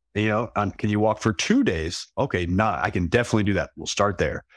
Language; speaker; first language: English; native; English